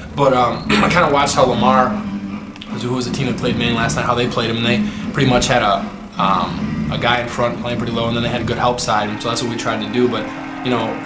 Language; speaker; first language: English; native; English